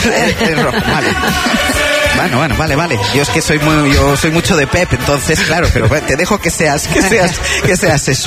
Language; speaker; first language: Spanish; native; Spanish